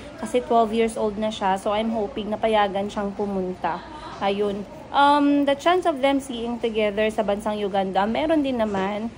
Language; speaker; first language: Filipino; native; Filipino